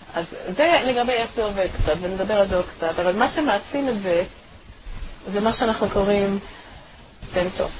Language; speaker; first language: Hebrew; native; Hebrew